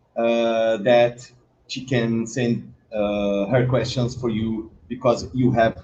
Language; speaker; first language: English; non-native, learner; Portuguese